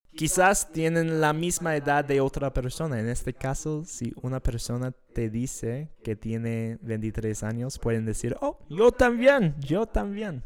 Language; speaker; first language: Spanish; non-native, fluent; English